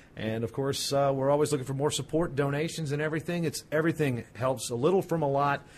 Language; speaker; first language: English; native; English